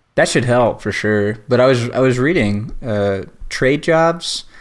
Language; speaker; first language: English; native; English